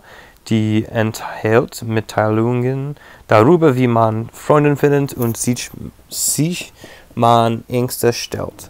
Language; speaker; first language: German; non-native, learner; English